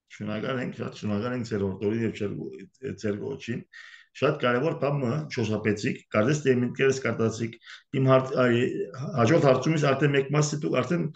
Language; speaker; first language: Armenian; early bilingual, heritage; Armenian